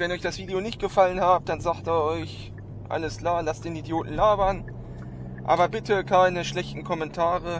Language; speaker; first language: German; native; German